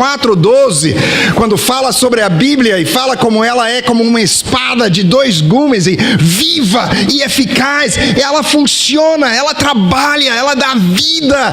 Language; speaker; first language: Portuguese; non-native, fluent; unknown